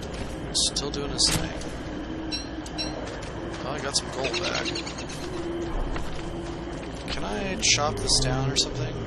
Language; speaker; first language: English; native; English